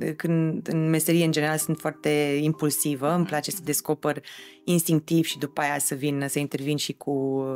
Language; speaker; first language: Romanian; native; Romanian